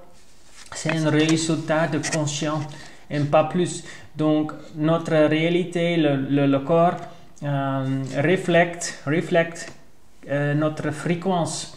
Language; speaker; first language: French; non-native, learner; Dutch